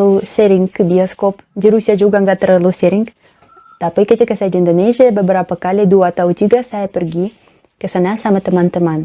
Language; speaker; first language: Indonesian; non-native, learner; Russian